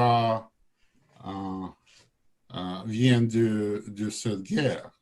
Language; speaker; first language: French; non-native, learner; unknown